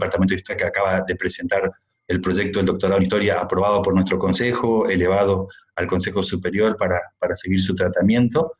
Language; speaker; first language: Spanish; native; Spanish